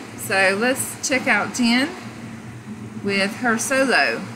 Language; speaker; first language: English; native; English